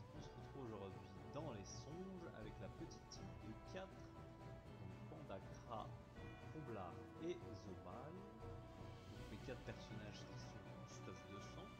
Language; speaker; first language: French; native; French